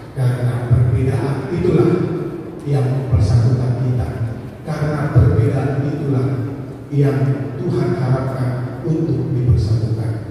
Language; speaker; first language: Indonesian; native; Indonesian